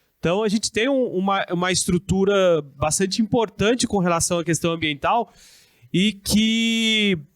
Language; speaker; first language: Portuguese; native; Portuguese